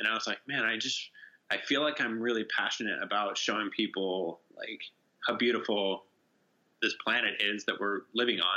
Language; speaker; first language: English; native; English